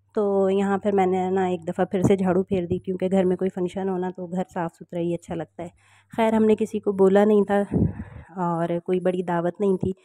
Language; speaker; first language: Urdu; native; Urdu